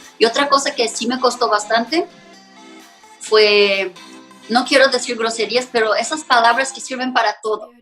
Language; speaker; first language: Spanish; non-native, fluent; Portuguese